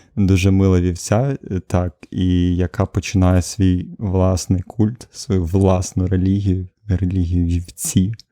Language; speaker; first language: Ukrainian; native; Ukrainian